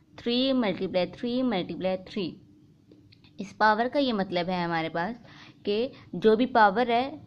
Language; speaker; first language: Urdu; native; Urdu